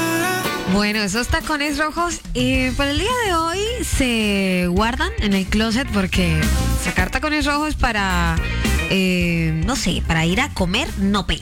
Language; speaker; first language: Spanish; native; Spanish